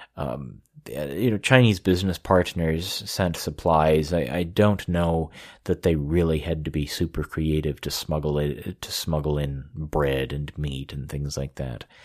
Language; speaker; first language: English; native; English